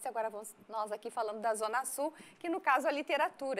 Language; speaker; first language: Portuguese; native; Portuguese